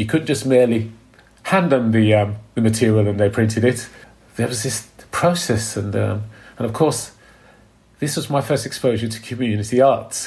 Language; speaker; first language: English; native; English